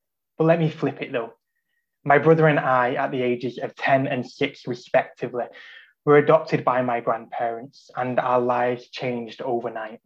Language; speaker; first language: English; native; English